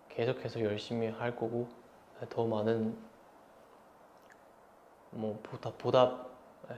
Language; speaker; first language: Korean; non-native, fluent; Chinese